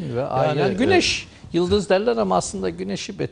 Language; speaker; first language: Turkish; native; Turkish